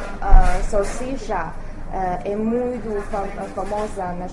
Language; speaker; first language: Portuguese; non-native, learner; Chinese